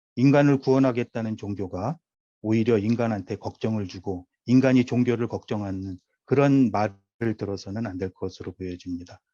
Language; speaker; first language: Korean; native; Korean